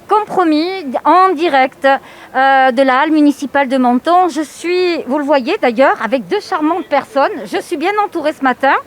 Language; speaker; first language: French; native; French